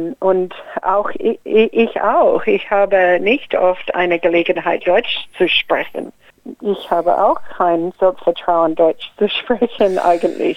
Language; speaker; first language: German; non-native, fluent; English